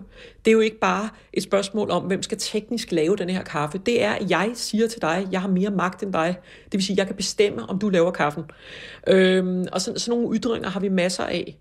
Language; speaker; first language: Danish; native; Danish